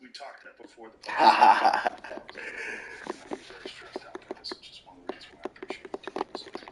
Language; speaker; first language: English; native; English